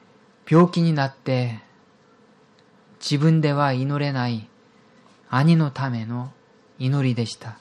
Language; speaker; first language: Japanese; non-native, fluent; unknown